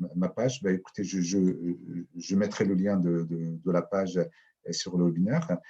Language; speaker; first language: French; non-native, local second language; Arabic